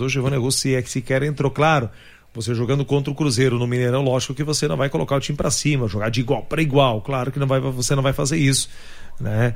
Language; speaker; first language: Portuguese; native; Portuguese